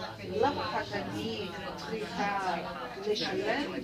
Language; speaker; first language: Hebrew; non-native, learner; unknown